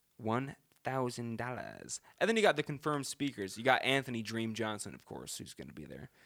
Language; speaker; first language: English; native; English